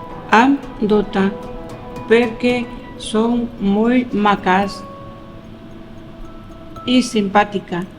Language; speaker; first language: Catalan; non-native, learner; Spanish